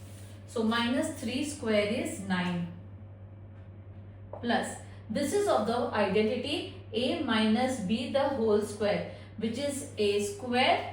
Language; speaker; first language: English; non-native, local second language; Hindi